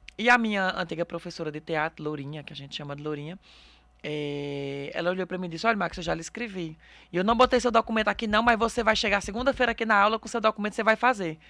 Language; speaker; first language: Portuguese; native; Portuguese